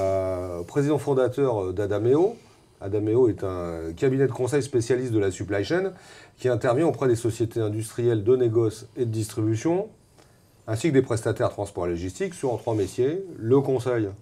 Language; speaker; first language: French; native; French